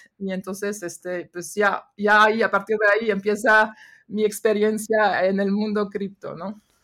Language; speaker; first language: Spanish; non-native, fluent; French